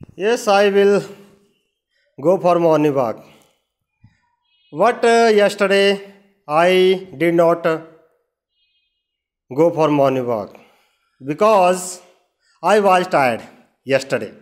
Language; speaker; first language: English; non-native, learner; Hindi